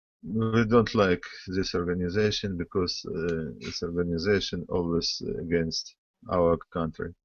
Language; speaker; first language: English; non-native, learner; Russian